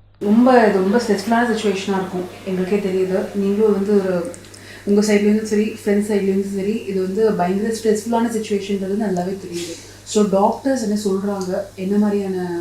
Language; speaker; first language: Tamil; native; Tamil